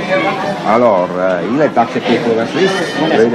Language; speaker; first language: French; non-native, fluent; Swiss German